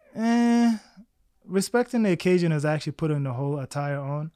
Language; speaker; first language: English; early bilingual, other home language; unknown